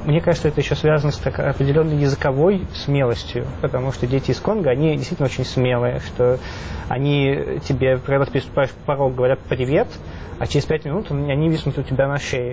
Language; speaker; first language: Russian; native; Russian